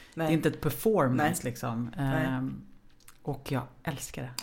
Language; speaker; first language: Swedish; native; Swedish